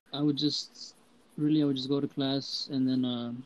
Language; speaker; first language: English; early bilingual, heritage; Spanish